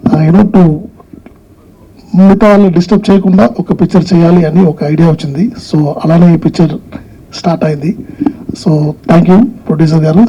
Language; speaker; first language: Telugu; non-native, learner; Tamil